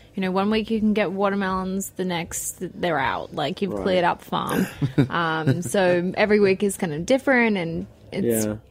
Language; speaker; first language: English; native; English